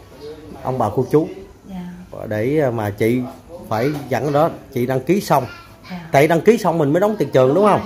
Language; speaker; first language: Vietnamese; native; Vietnamese